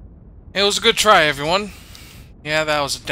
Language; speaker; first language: English; native; English